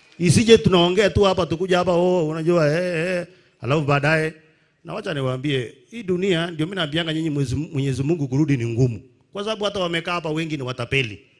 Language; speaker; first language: Swahili; non-native, local second language; Kalenjin